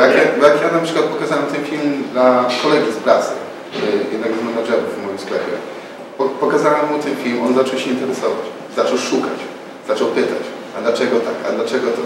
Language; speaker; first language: Polish; native; Polish